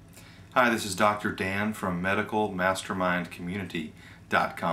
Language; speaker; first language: English; native; English